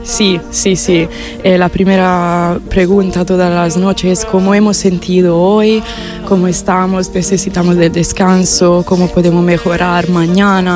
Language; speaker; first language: Spanish; non-native, fluent; Italian